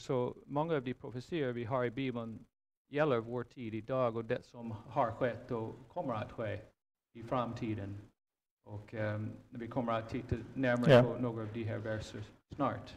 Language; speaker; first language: Swedish; non-native, fluent; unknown